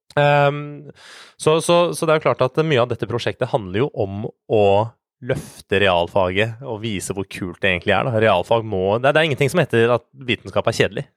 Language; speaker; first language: Norwegian; early bilingual, other home language; Persian